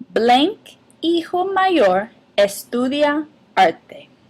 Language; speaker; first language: Spanish; non-native, fluent; English